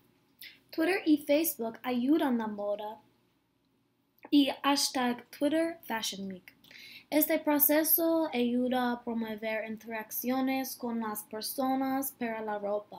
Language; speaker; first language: Spanish; non-native, learner; English